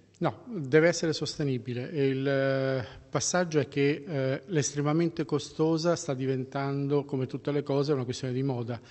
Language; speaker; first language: Italian; native; Italian